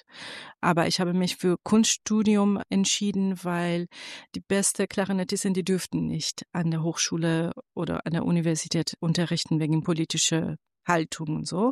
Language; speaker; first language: German; non-native, fluent; Persian